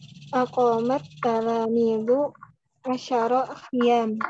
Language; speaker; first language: Arabic; non-native, learner; Indonesian